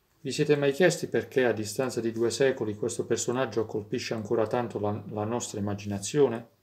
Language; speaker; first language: Italian; native; Italian